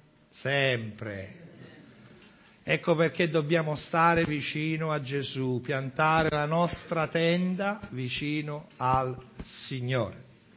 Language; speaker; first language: Italian; native; Italian